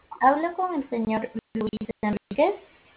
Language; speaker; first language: Spanish; native; Spanish